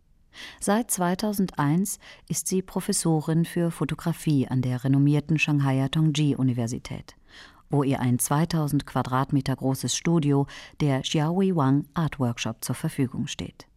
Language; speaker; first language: German; native; German